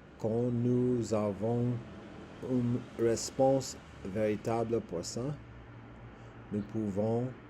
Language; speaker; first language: French; non-native, learner; English